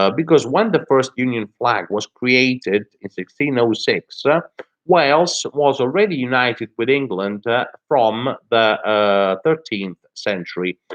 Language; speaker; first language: English; non-native, fluent; Italian